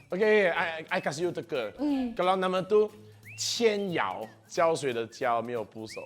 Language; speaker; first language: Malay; non-native, local second language; Chinese